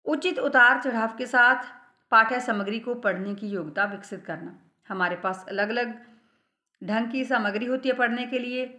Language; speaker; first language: Hindi; non-native, local second language; Punjabi